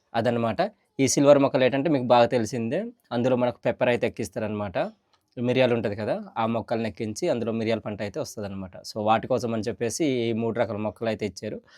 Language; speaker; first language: Telugu; non-native, local second language; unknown